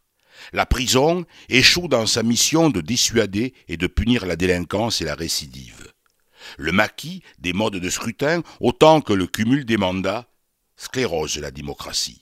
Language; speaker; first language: French; native; French